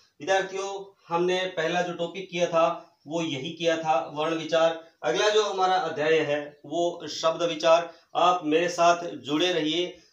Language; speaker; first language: Hindi; native; Hindi